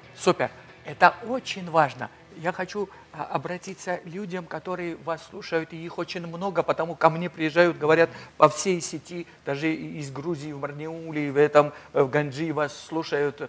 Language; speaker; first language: Russian; non-native, fluent; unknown